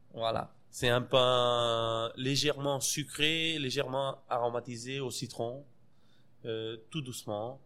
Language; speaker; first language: French; non-native, fluent; Portuguese